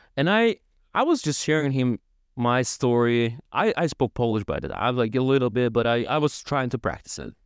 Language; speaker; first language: English; non-native, learner; Russian